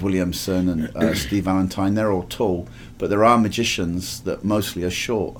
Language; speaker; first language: English; native; English